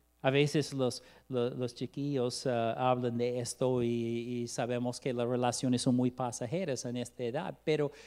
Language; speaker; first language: Spanish; non-native, fluent; English